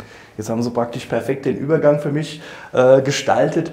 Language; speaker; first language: German; native; German